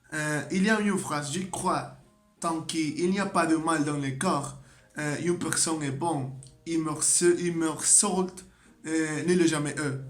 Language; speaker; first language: French; non-native, learner; Spanish